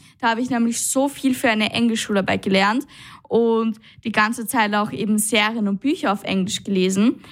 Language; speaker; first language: German; native; German